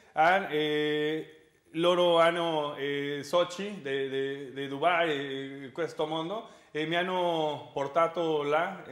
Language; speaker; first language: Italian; non-native, learner; Spanish